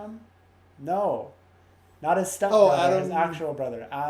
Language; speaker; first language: English; native; English